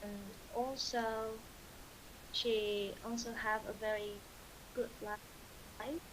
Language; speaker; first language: English; non-native, learner; Vietnamese